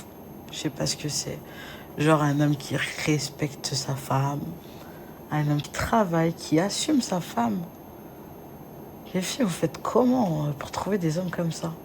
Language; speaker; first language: French; native; French